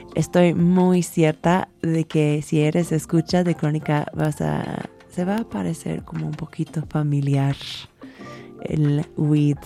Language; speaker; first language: Spanish; non-native, fluent; English